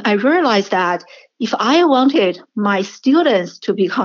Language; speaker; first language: English; non-native, fluent; Chinese